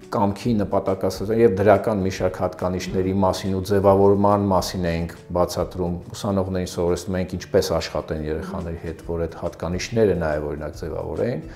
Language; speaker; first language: Armenian; early bilingual, other home language; Russian